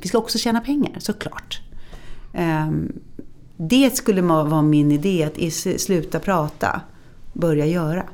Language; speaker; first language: Swedish; native; Swedish